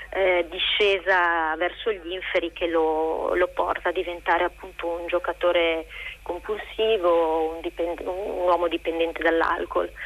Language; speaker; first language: Italian; native; Italian